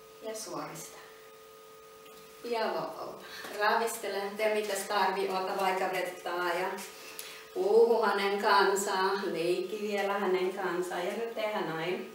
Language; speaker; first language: Finnish; non-native, learner; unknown